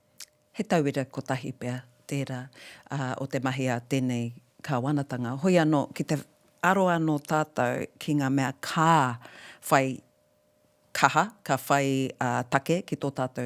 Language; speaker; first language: Māori; non-native, local second language; English